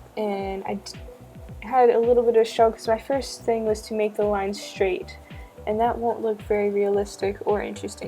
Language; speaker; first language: English; native; English